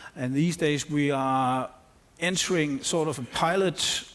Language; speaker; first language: English; non-native, fluent; Danish